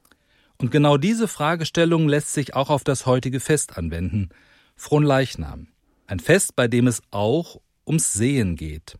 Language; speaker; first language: German; native; German